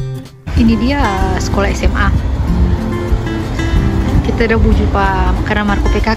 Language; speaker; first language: Indonesian; non-native, local second language; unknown